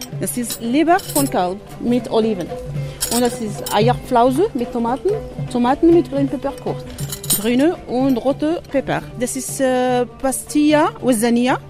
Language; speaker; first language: German; non-native, learner; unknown